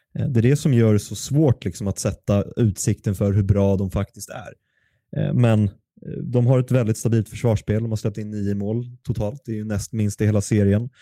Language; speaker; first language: Swedish; native; Swedish